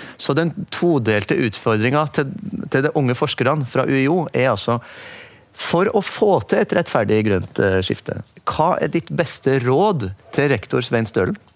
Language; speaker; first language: Norwegian; native; Norwegian